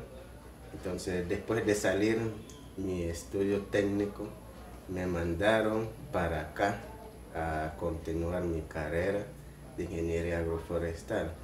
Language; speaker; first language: Spanish; non-native, local second language; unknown